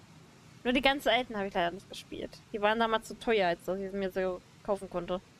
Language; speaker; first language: German; native; German